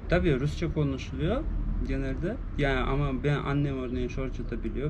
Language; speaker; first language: Turkish; non-native, fluent; Russian